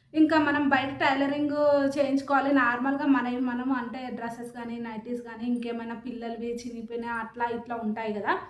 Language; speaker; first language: Telugu; native; Telugu